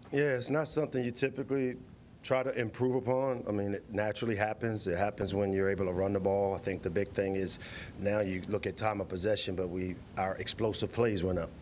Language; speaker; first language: English; native; English